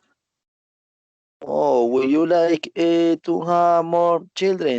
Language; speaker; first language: English; non-native, learner; Spanish